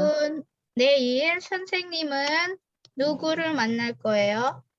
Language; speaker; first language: Korean; non-native, fluent; Indonesian